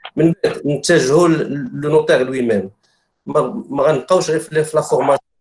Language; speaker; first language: French; non-native, local second language; Arabic